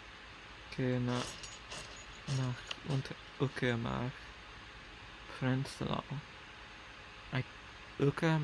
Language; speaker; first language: German; non-native, learner; English